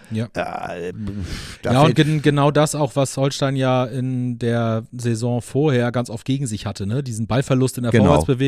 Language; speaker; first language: German; native; German